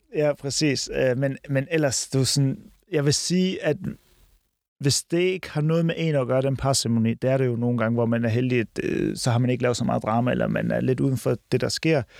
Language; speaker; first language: Danish; early bilingual, other home language; Turkish